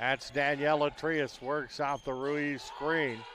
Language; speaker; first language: English; native; English